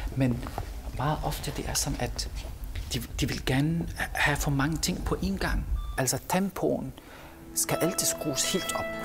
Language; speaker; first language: Danish; non-native, fluent; Arabic